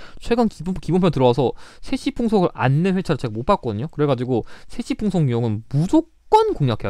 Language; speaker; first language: Korean; native; Korean